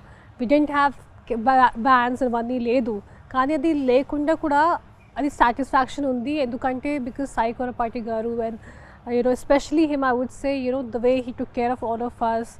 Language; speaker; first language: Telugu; non-native, local second language; Hindi